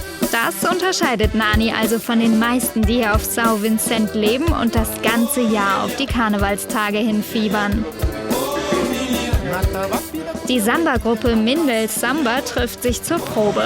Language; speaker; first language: German; native; German